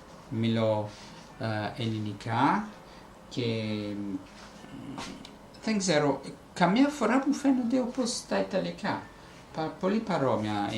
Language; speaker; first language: Greek; non-native, fluent; Italian